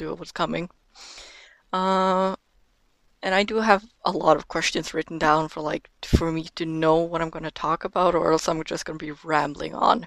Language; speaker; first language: English; non-native, fluent; Norwegian